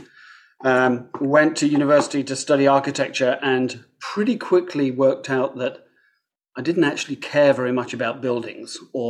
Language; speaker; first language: English; native; English